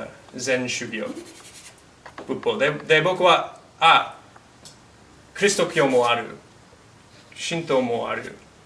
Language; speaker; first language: Japanese; non-native, fluent; English